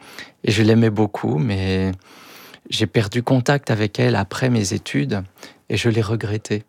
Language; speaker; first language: French; native; French